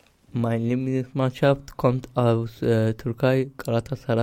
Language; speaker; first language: German; non-native, learner; Turkish